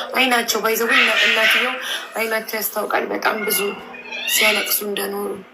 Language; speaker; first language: Amharic; native; Amharic